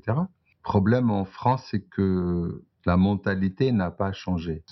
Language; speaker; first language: French; non-native, local second language; Arabic